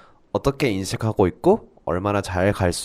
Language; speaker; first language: Korean; native; Korean